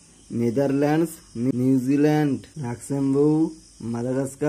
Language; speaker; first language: English; non-native, local second language; Hindi